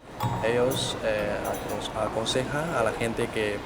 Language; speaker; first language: Spanish; non-native, fluent; Chinese